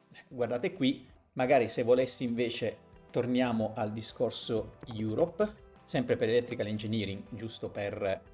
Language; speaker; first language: Italian; native; Italian